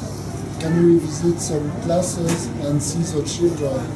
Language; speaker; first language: English; non-native, fluent; French